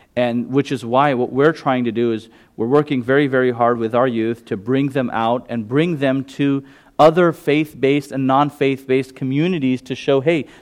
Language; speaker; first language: English; early bilingual, other home language; Gujarati